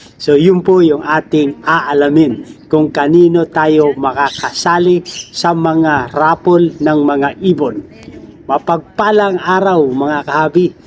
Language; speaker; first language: Filipino; non-native, local second language; Bikol